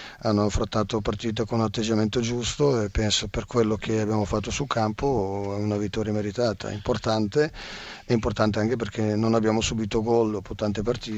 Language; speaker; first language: Italian; non-native, fluent; Serbian